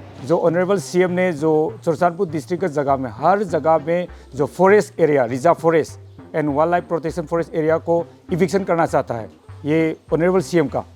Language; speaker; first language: Hindi; non-native, local second language; Manipuri